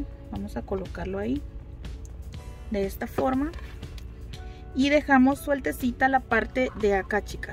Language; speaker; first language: Spanish; native; Spanish